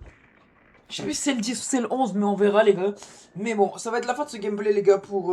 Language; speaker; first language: French; native; French